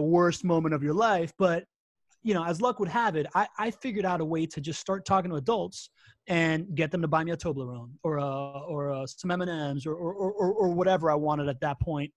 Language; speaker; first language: English; early bilingual, other home language; Spanish